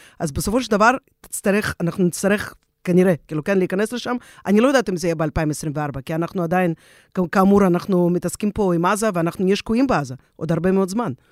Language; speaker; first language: Hebrew; non-native, fluent; Russian